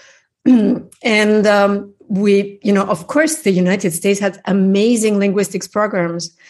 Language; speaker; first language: English; non-native, fluent; German